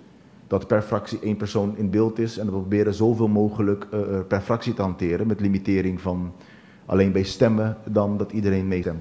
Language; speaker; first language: Dutch; non-native, local second language; Papiamento